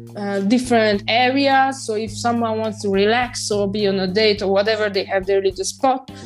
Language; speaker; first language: English; non-native, fluent; Romanian